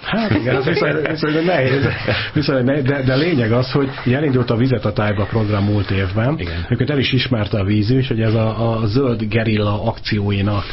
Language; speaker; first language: Hungarian; native; Hungarian